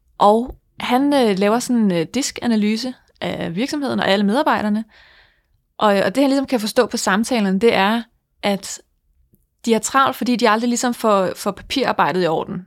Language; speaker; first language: Danish; native; Danish